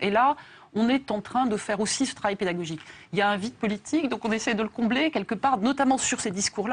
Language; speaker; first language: French; native; French